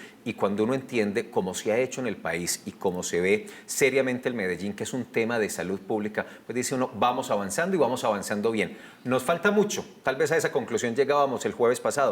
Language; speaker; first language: Spanish; native; Spanish